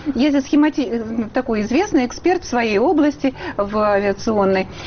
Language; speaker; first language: Russian; native; Russian